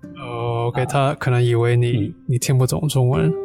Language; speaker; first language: Chinese; non-native, fluent; English